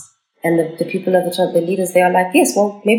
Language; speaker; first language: English; non-native, local second language; Xhosa